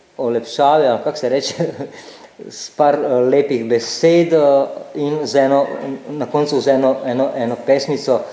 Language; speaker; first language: Slovenian; non-native, local second language; Serbian